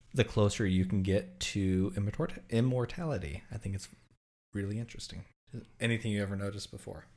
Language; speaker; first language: English; native; English